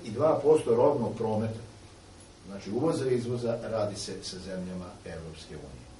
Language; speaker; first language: Serbian; native; Serbian